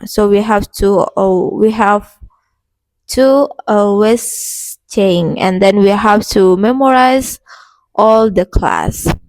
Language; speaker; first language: English; non-native, learner; Indonesian